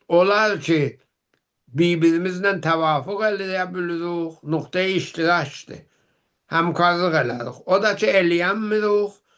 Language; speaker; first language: Azerbaijani; native; Azerbaijani